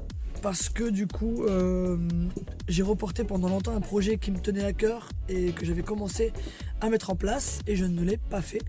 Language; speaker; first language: French; native; French